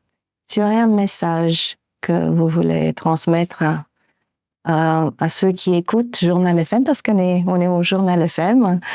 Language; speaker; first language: French; non-native, fluent; Romanian